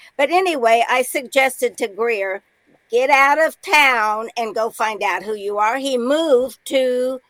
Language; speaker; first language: English; native; English